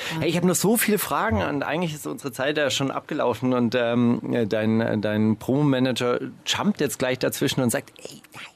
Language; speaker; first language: German; native; German